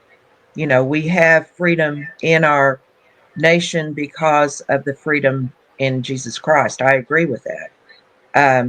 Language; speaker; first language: English; native; English